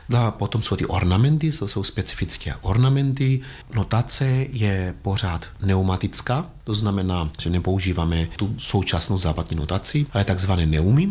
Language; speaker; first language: Czech; non-native, fluent; Greek